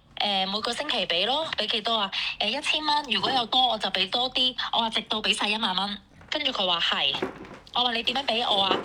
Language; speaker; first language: Cantonese; native; Cantonese